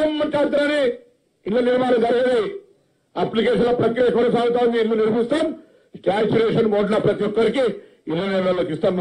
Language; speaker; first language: Telugu; native; Telugu